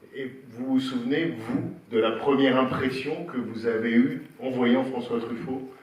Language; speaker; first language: French; native; French